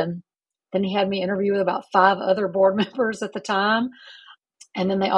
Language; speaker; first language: English; native; English